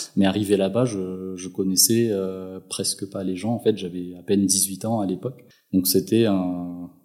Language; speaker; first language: French; non-native, local second language; Malagasy